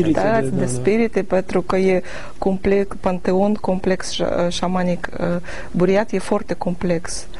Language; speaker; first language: Romanian; non-native, learner; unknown